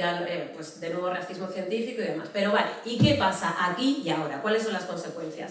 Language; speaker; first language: Spanish; native; Spanish